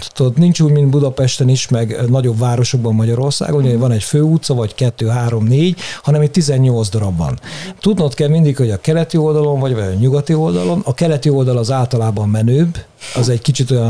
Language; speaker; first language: Hungarian; native; Hungarian